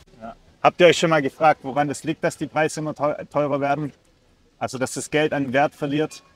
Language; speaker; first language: German; native; German